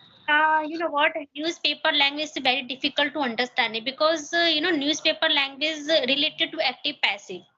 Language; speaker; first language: English; non-native, learner; Hindi